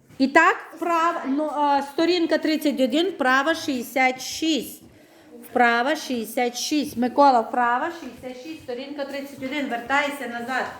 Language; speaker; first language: Ukrainian; native; Ukrainian